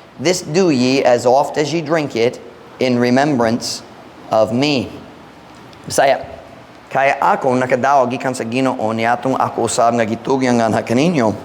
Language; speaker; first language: Cebuano; non-native, fluent; English